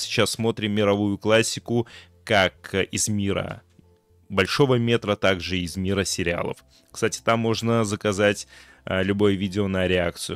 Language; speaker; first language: Russian; native; Russian